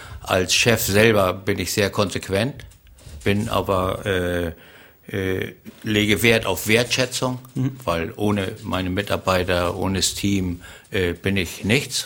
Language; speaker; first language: German; native; German